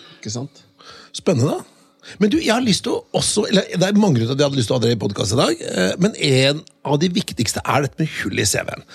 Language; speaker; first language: Norwegian; native; Norwegian